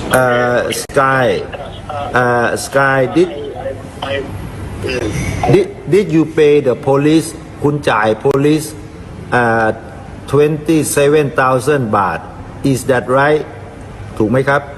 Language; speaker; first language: Thai; native; Thai